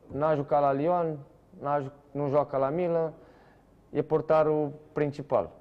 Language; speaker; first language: Romanian; non-native, fluent; Portuguese